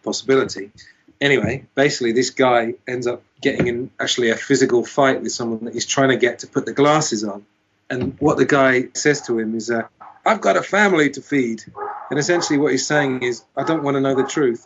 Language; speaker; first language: English; native; English